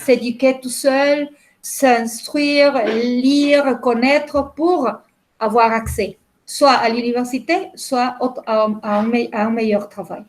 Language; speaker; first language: French; non-native, fluent; Spanish